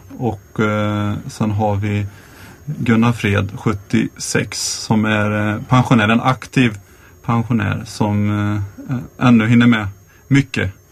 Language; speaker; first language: Swedish; native; Swedish